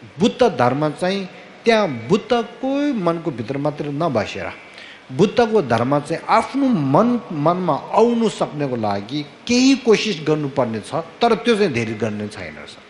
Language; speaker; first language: Nepali; non-native, fluent; Tibetan